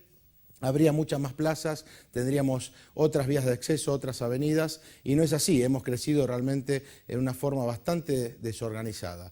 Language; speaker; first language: Spanish; native; Spanish